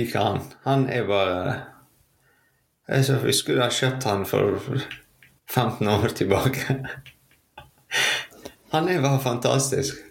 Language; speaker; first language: Norwegian; non-native, fluent; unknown